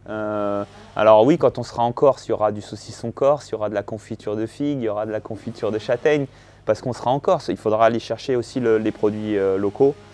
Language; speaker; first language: French; native; French